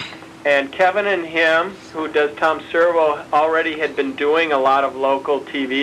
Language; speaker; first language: English; native; English